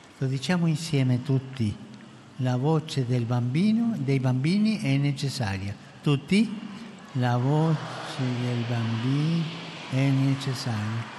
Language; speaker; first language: Italian; non-native, fluent; Spanish